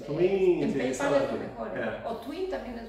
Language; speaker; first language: Spanish; native; Spanish